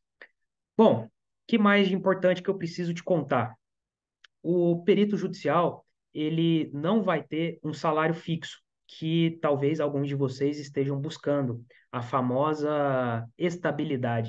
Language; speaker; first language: Portuguese; native; Portuguese